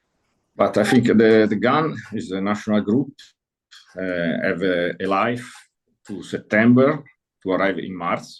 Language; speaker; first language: English; non-native, learner; Italian